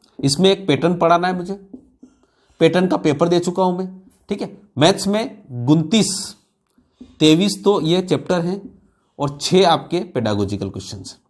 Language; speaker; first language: Hindi; native; Hindi